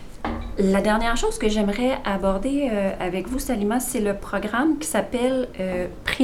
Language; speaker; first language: French; native; French